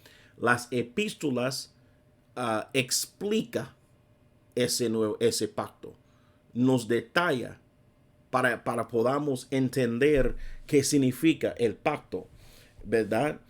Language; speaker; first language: Spanish; non-native, fluent; English